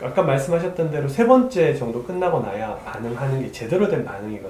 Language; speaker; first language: Korean; native; Korean